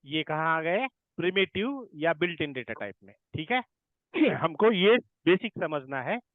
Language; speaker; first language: Hindi; non-native, local second language; Marathi